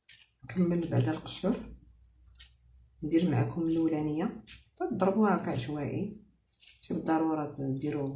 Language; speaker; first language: Arabic; native; Arabic